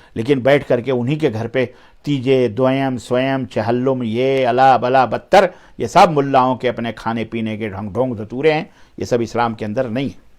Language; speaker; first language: Urdu; native; Urdu